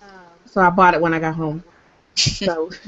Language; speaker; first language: English; native; English